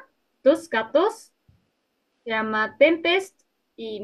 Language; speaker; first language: Spanish; non-native, learner; Japanese